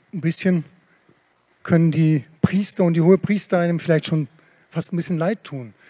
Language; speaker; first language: German; early bilingual, other home language; Russian